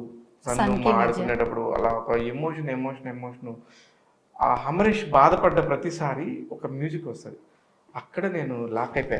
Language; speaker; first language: Telugu; native; Telugu